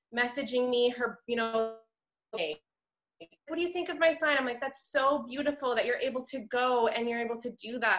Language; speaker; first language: English; native; English